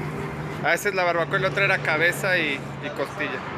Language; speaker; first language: Spanish; early bilingual, heritage; English